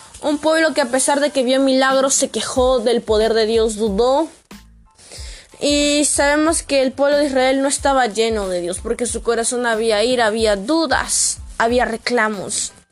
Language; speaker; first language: Spanish; native; Spanish